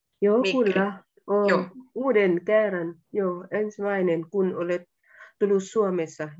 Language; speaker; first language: Finnish; non-native, learner; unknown